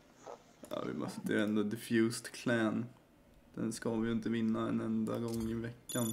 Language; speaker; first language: Swedish; native; Swedish